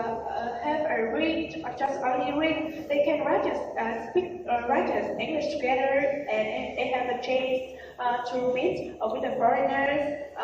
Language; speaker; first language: English; non-native, learner; Vietnamese